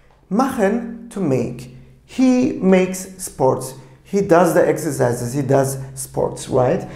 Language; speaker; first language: English; non-native, fluent; Turkish